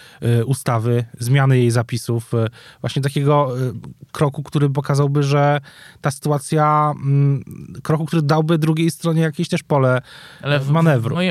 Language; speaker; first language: Polish; native; Polish